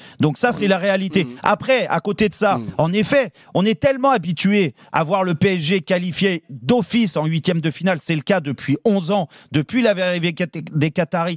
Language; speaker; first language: French; native; French